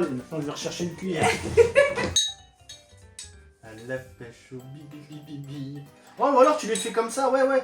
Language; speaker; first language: French; native; French